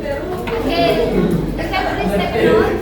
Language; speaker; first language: English; non-native, learner; Indonesian